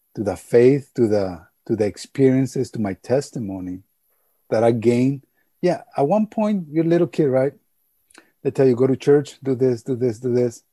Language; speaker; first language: English; early bilingual, other home language; Spanish